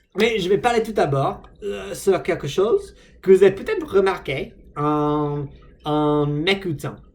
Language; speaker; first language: French; non-native, fluent; English